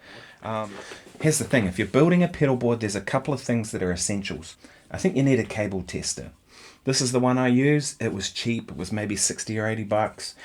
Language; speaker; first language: English; native; English